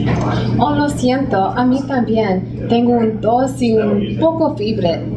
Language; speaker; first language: Spanish; non-native, learner; English